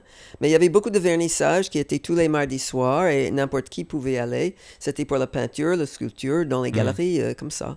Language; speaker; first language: French; non-native, fluent; English